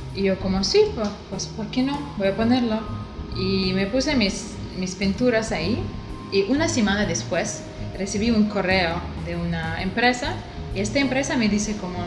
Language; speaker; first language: Spanish; non-native, learner; Russian